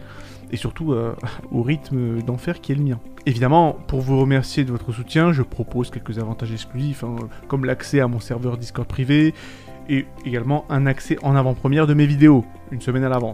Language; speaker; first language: French; native; French